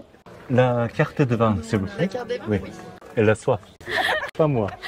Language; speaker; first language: French; non-native, learner; Korean